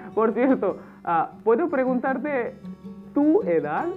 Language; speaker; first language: Spanish; non-native, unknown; Hindi